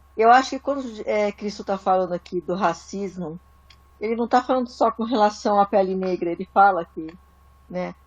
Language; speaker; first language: Portuguese; native; Portuguese